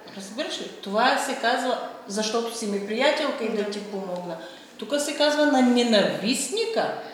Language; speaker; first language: Bulgarian; non-native, fluent; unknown